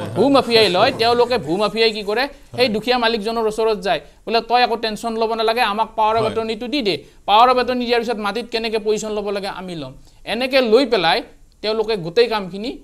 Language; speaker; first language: Assamese; native; Assamese